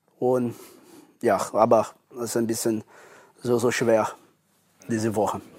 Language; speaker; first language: German; non-native, learner; Portuguese